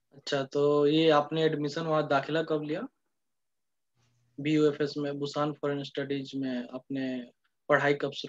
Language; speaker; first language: Hindi; native; Hindi